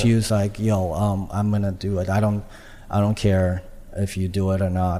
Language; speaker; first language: English; non-native, fluent; Chinese